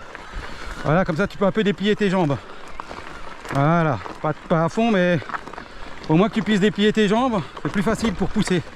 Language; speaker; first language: French; native; French